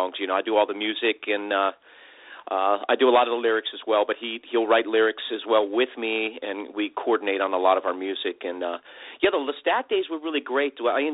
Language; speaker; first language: English; native; English